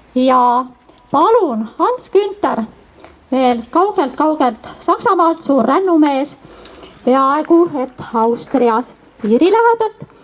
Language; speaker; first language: Estonian; native; Estonian